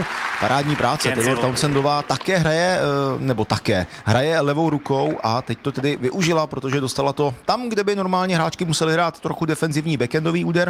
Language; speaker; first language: Czech; native; Czech